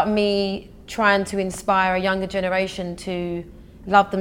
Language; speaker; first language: English; native; English